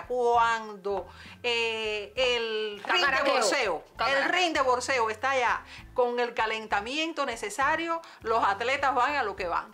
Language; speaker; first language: Spanish; native; Spanish